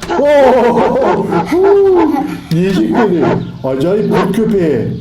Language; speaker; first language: Turkish; native; Turkish